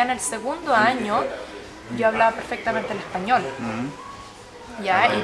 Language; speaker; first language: Spanish; early bilingual, heritage; Swedish